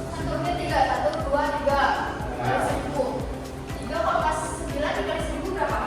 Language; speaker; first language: Indonesian; native; Indonesian